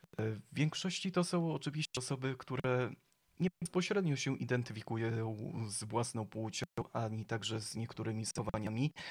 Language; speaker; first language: Polish; native; Polish